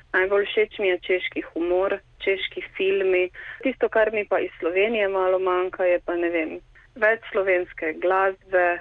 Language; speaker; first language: Slovenian; native; Slovenian